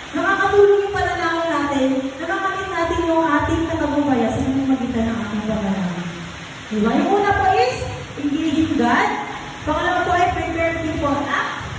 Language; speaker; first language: Filipino; non-native, local second language; Cebuano